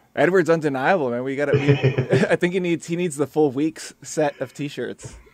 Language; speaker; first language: English; early bilingual, other home language; Spanish